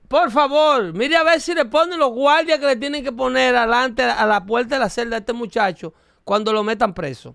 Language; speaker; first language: Spanish; native; Spanish